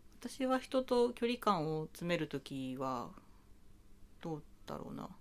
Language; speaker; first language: Japanese; native; Japanese